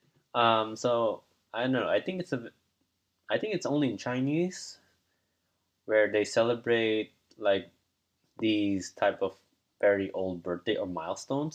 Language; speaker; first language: English; non-native, local second language; Cebuano